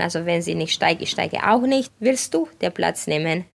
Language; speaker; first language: German; non-native, fluent; Romanian